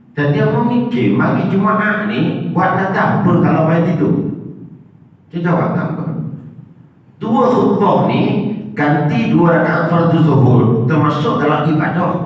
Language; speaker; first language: Malay; non-native, local second language; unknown